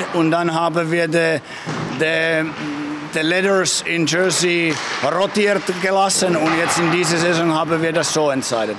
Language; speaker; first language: German; non-native, fluent; Finnish